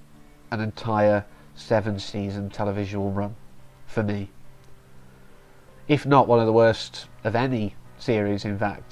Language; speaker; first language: English; native; English